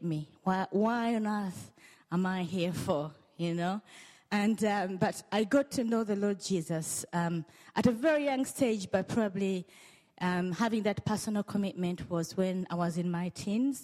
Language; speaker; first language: English; non-native, local second language; Ganda